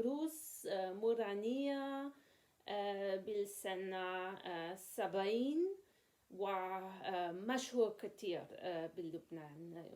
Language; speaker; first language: Arabic; non-native, learner; English